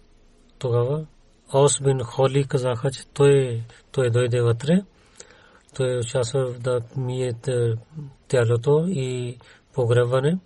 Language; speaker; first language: Bulgarian; non-native, learner; Urdu